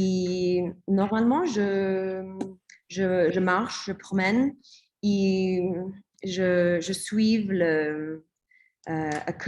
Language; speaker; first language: French; non-native, learner; English